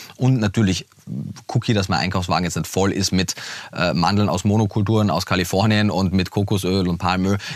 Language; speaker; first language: German; native; German